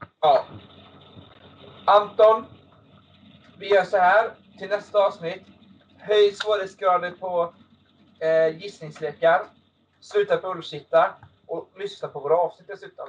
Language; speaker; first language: Swedish; native; Swedish